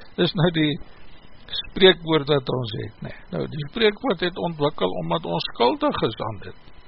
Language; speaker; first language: Afrikaans; native; Afrikaans